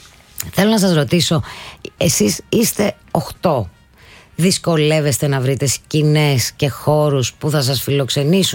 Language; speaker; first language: Greek; native; Greek